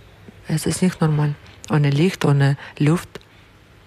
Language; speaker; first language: German; non-native, learner; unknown